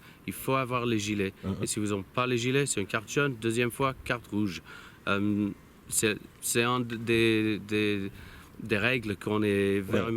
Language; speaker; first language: French; non-native, learner; English